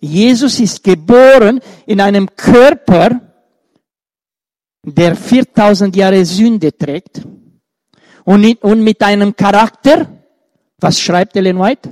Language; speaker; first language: German; non-native, fluent; Romanian